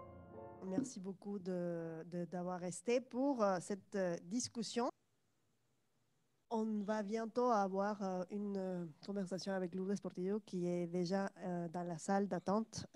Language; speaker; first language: French; non-native, fluent; Spanish